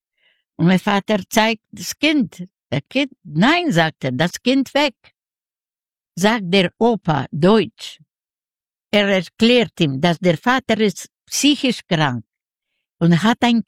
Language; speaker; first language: German; non-native, learner; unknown